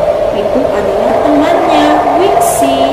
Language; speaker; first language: Indonesian; native; Indonesian